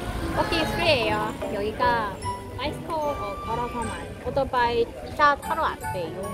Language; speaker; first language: Korean; non-native, learner; Vietnamese